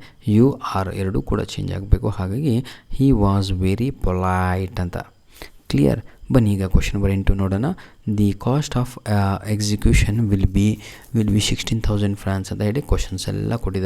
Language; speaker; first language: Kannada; native; Kannada